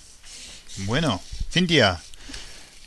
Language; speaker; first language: Spanish; non-native, fluent; English